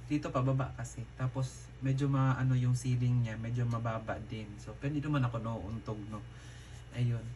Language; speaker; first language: Filipino; non-native, local second language; Iloko